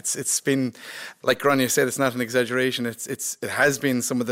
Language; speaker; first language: English; native; English